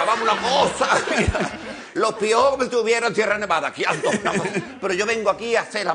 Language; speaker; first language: Spanish; native; Spanish